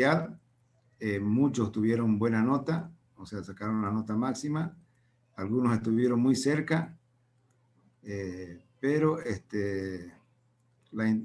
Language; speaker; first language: Spanish; native; Spanish